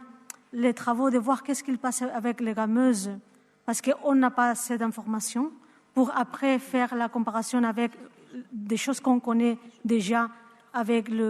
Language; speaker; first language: French; non-native, learner; Spanish